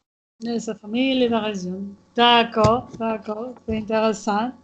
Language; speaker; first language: French; non-native, learner; Catalan